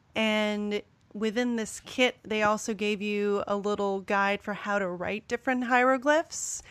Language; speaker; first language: English; native; English